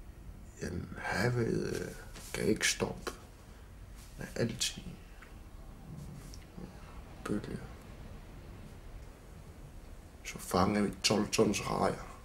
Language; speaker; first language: Danish; non-native, local second language; Kalaallisut